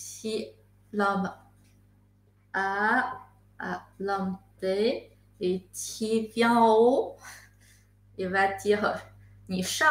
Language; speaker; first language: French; non-native, fluent; Chinese